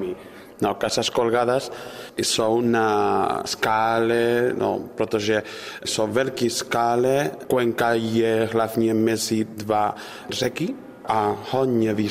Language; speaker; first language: Czech; non-native, learner; Spanish